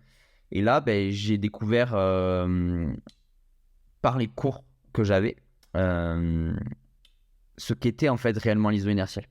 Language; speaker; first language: French; native; French